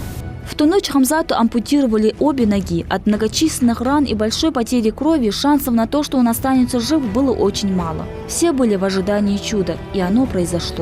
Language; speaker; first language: Russian; native; Russian